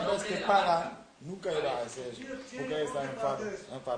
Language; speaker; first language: Spanish; non-native, learner; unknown